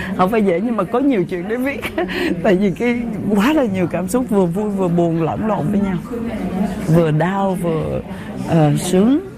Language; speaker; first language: Vietnamese; early bilingual, other home language; French